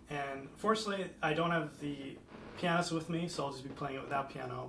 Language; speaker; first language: English; native; English